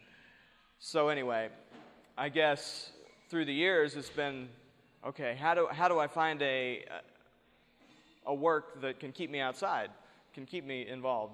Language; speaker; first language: English; native; English